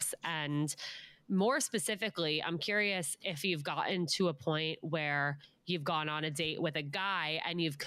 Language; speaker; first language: English; native; English